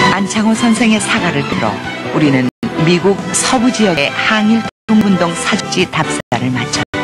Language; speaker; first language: Korean; native; Korean